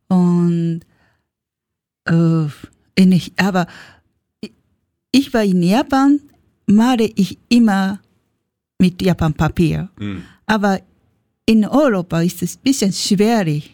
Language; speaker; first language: German; non-native, learner; Japanese